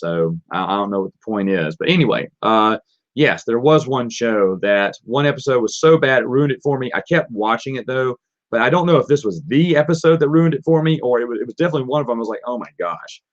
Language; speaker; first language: English; native; English